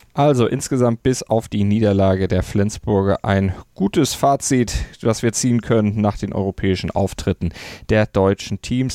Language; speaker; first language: German; native; German